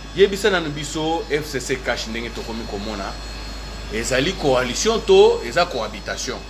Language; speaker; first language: Lingala; native; Lingala